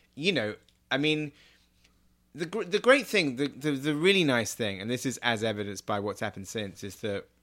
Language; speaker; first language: English; native; English